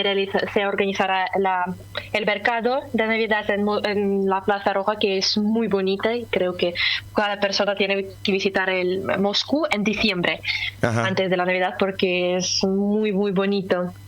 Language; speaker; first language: Spanish; non-native, fluent; Russian